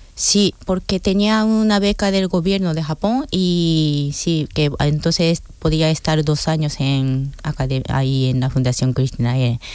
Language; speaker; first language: Spanish; non-native, fluent; Japanese